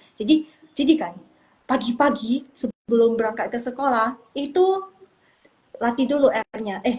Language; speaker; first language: Indonesian; non-native, local second language; Min Nan Chinese